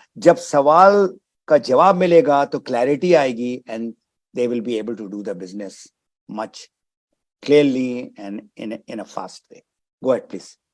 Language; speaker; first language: Urdu; native; Urdu